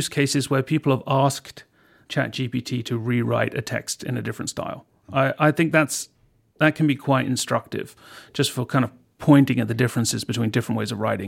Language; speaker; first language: English; native; English